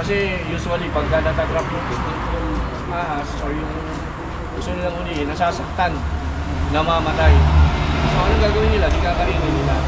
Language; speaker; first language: Filipino; native; Filipino